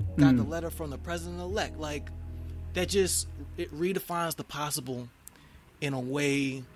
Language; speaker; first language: English; native; English